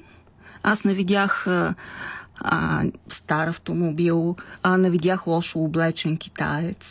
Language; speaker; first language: Bulgarian; native; Bulgarian